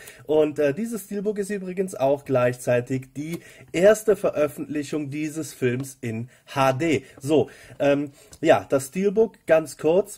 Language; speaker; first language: German; native; German